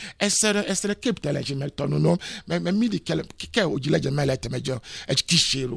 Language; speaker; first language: Hungarian; non-native, fluent; Yoruba